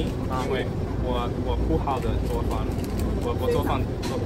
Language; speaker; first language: Chinese; non-native, learner; English